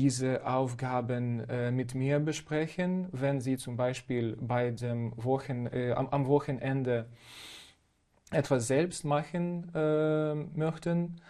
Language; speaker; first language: German; non-native, fluent; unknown